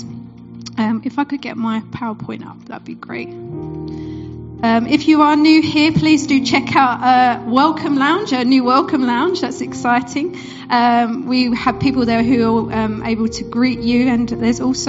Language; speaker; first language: English; native; English